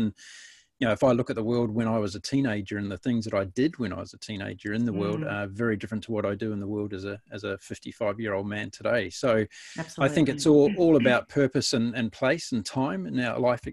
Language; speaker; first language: English; native; English